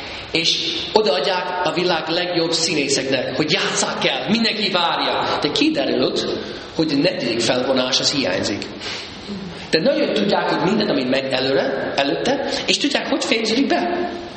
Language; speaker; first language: Hungarian; non-native, fluent; English